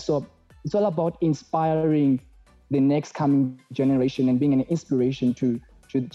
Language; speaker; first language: English; non-native, local second language; Tswana